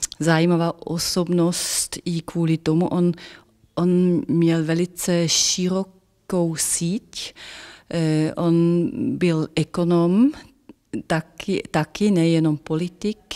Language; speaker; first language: Czech; non-native, fluent; German